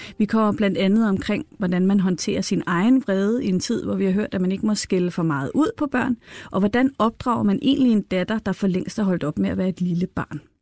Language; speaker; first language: Danish; native; Danish